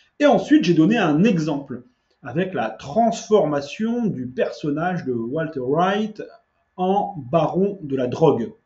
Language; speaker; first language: French; native; French